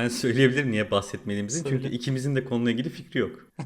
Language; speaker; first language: Turkish; native; Turkish